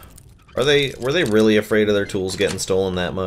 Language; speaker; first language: English; native; English